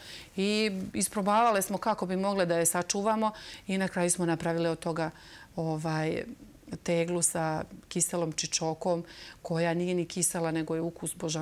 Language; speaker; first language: Serbian; native; Serbian